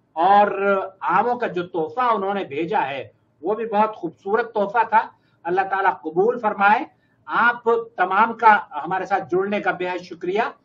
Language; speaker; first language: Urdu; native; Urdu